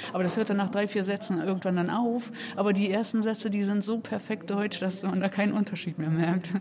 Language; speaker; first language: German; native; German